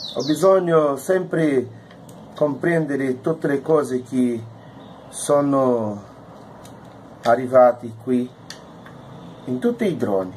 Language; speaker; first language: Italian; non-native, learner; Portuguese